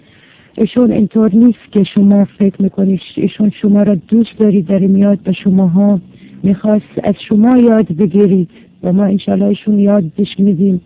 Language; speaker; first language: Persian; non-native, learner; Arabic